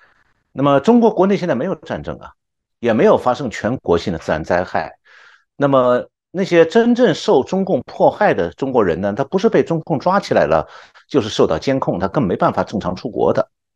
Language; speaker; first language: Chinese; native; Chinese